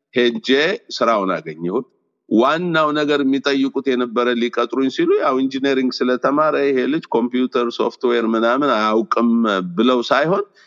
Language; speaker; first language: Amharic; native; Amharic